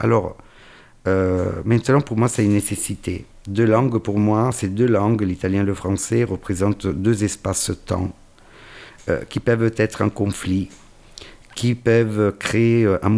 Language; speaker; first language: French; non-native, fluent; Italian